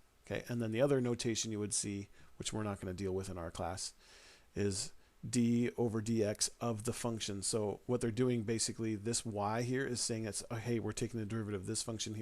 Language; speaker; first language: English; native; English